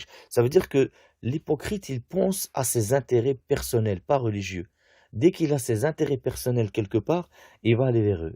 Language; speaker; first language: French; native; French